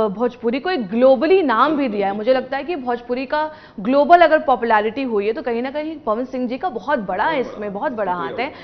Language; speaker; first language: Hindi; native; Hindi